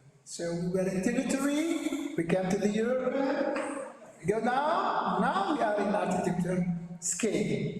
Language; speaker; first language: English; non-native, learner; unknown